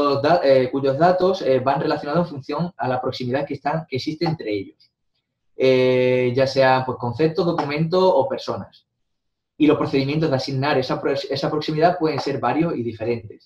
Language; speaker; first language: Spanish; native; Spanish